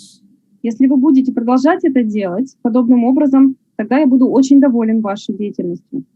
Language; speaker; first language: Russian; native; Russian